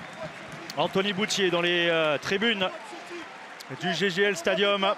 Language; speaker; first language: French; native; French